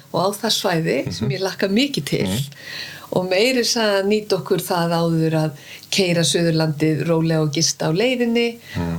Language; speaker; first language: Icelandic; early bilingual, heritage; Icelandic